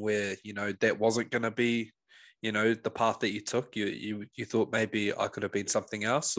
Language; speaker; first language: English; native; English